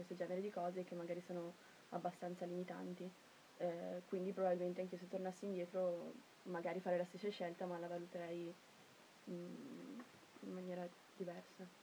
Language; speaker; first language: Italian; native; Italian